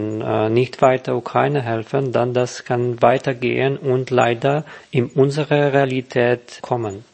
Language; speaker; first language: German; non-native, learner; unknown